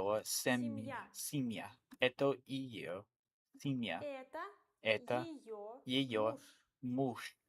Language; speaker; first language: Russian; non-native, learner; English